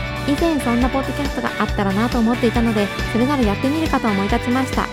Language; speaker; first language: Japanese; native; Japanese